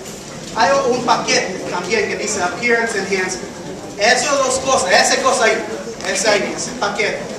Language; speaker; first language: Spanish; early bilingual, heritage; English